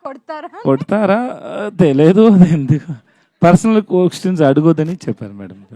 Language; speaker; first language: Telugu; non-native, learner; Tamil